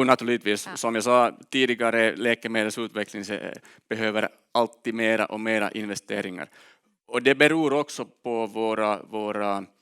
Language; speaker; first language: Swedish; non-native, local second language; Finnish